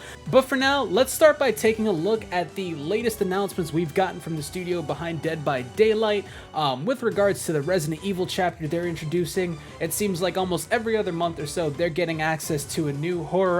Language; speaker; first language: English; native; English